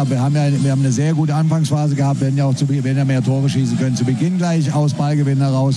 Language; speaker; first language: German; native; German